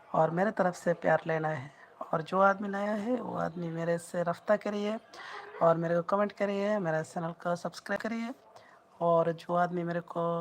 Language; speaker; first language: Hindi; non-native, learner; Bangla